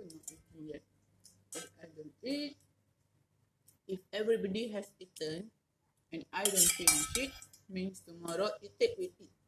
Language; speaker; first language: English; non-native, local second language; Malay